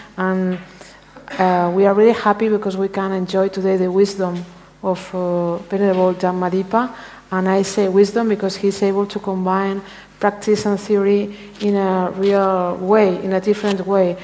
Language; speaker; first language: English; non-native, fluent; Spanish